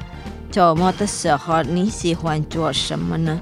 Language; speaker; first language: Chinese; non-native, fluent; Indonesian